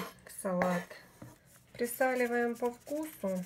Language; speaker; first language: Russian; native; Russian